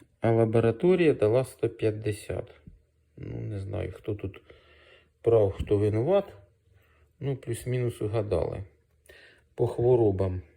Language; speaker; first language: Ukrainian; native; Ukrainian